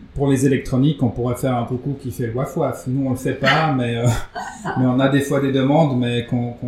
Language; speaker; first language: French; native; French